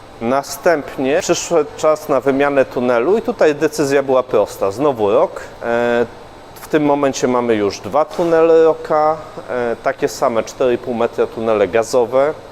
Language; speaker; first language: Polish; native; Polish